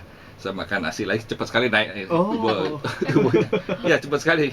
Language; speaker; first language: Indonesian; non-native, local second language; Javanese